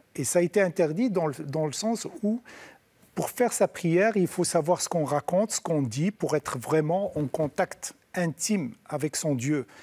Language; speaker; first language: French; non-native, local second language; Arabic